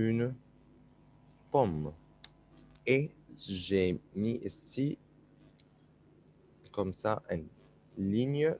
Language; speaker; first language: French; non-native, fluent; Arabic